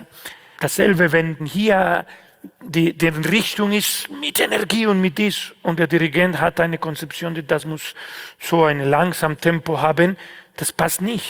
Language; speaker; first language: German; non-native, fluent; Spanish